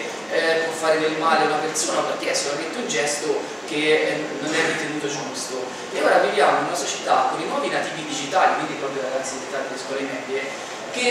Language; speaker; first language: Italian; native; Italian